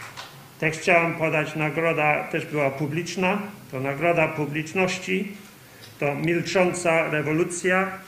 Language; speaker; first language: Polish; early bilingual, heritage; Polish